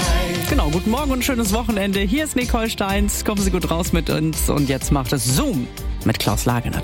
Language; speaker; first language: German; native; German